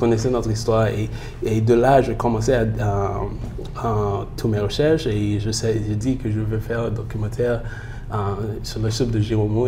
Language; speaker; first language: French; early bilingual, heritage; French